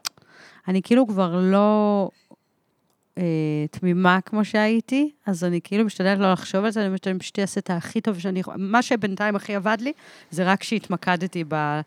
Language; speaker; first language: Hebrew; early bilingual, other home language; English